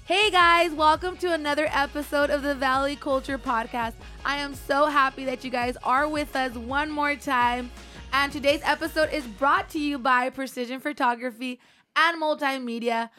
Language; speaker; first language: English; native; English